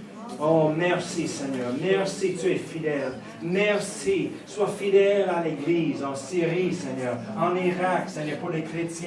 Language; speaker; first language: French; non-native, fluent; English